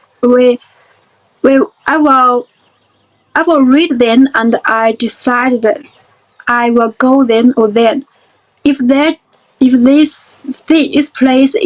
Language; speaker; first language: English; non-native, fluent; Chinese